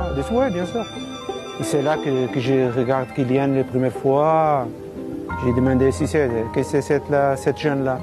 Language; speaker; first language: French; non-native, learner; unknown